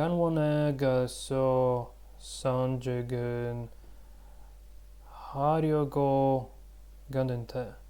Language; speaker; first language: Korean; non-native, learner; Russian